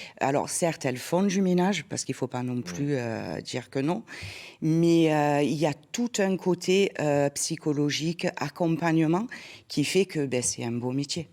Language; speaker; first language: French; native; French